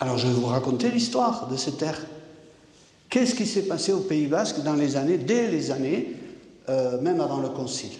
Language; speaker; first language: French; native; French